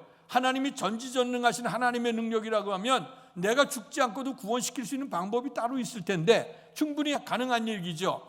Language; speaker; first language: Korean; native; Korean